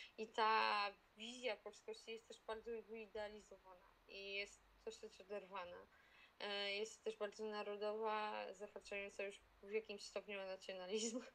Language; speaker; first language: Polish; native; Polish